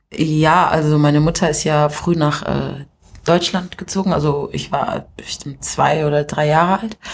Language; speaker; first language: German; early bilingual, other home language; Swahili